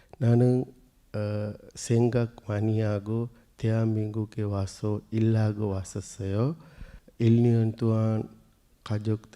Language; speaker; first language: Korean; non-native, learner; Sinhala